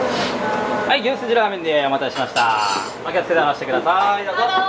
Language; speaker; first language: Japanese; native; Japanese